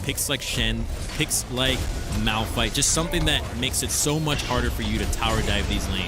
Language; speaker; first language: English; native; English